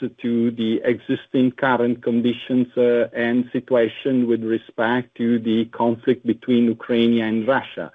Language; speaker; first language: English; non-native, fluent; Italian